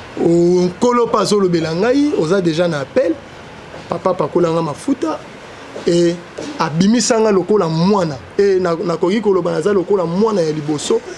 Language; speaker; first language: Lingala; native; Lingala